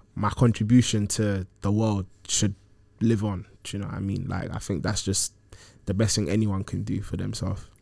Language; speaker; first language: English; early bilingual, other home language; Akan